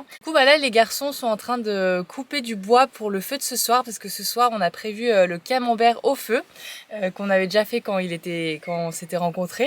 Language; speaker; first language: French; native; French